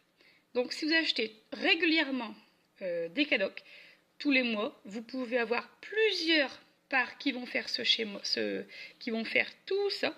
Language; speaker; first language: French; native; French